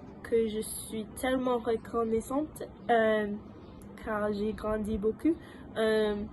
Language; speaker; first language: French; non-native, learner; English